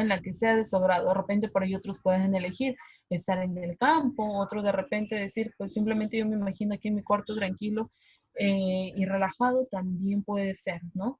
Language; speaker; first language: Spanish; native; Spanish